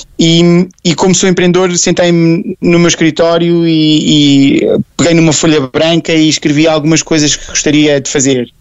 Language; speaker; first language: Portuguese; native; Portuguese